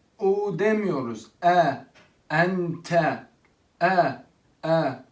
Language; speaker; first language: Turkish; non-native, fluent; Arabic